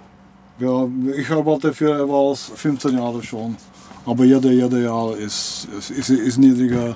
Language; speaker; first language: German; non-native, learner; Czech